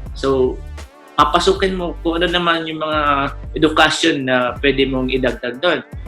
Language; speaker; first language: Filipino; native; Filipino